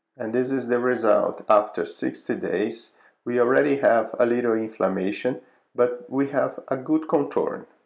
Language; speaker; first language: English; non-native, fluent; Portuguese